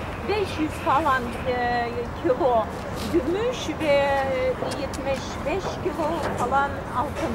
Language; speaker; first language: Turkish; non-native, fluent; Russian